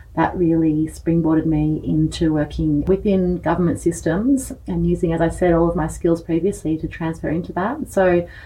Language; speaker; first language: English; native; English